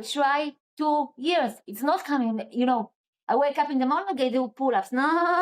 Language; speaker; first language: English; non-native, learner; Hebrew